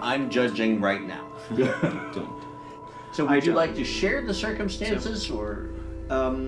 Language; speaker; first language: English; non-native, fluent; German